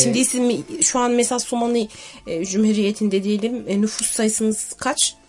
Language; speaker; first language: Turkish; native; Turkish